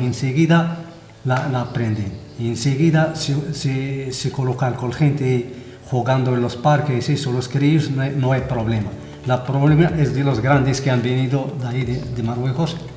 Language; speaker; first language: Spanish; non-native, fluent; Arabic